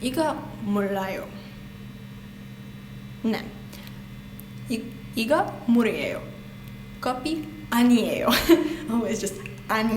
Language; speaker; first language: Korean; non-native, learner; Hungarian